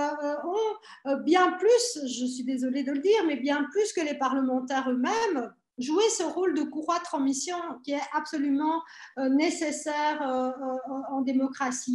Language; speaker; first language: French; native; French